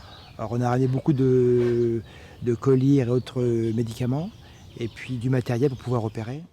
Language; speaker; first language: French; native; French